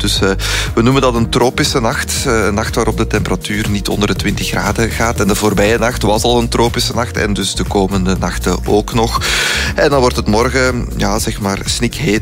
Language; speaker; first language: Dutch; native; Dutch